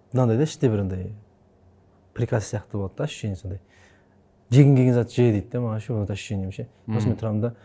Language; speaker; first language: Kazakh; native; Kazakh